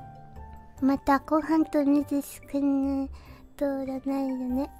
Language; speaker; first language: Japanese; non-native, fluent; Korean